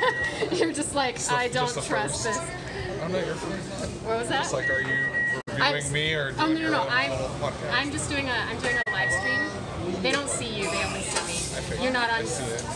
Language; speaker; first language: English; non-native, fluent; Dutch